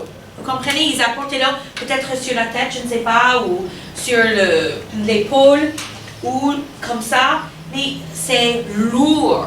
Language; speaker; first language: French; non-native, fluent; English